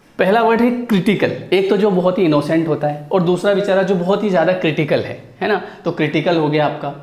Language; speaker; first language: Hindi; native; Hindi